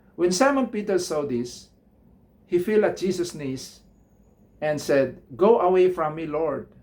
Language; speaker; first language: English; non-native, local second language; Filipino